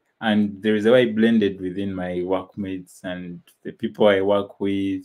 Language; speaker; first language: English; non-native, local second language; Ganda